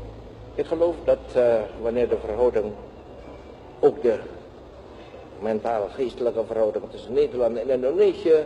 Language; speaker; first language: Dutch; non-native, local second language; Javanese